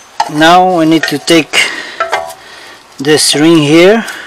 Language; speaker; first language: English; non-native, learner; Portuguese